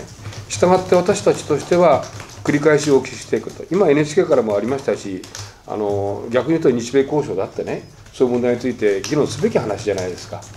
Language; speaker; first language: Japanese; native; Japanese